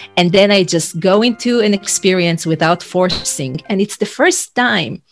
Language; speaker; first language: English; non-native, fluent; Hebrew